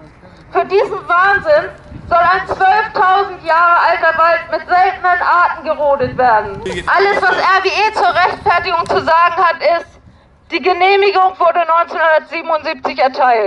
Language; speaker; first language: German; native; German